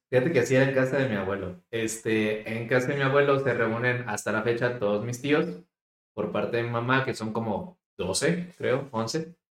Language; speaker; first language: Spanish; native; Spanish